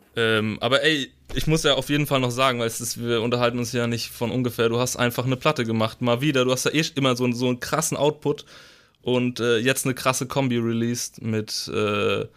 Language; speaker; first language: German; native; German